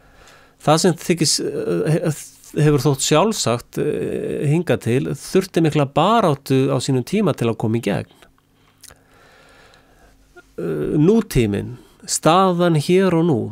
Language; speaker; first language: Icelandic; native; Icelandic